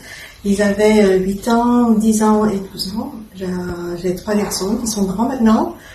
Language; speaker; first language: French; non-native, fluent; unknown